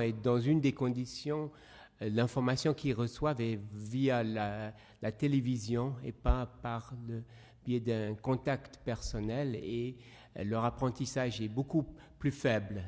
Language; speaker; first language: French; non-native, fluent; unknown